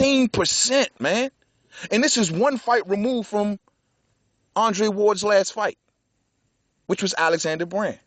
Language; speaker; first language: English; native; English